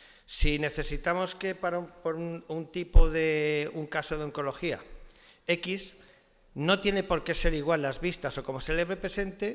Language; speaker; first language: Spanish; native; Spanish